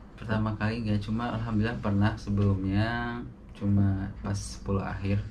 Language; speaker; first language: Indonesian; early bilingual, heritage; Indonesian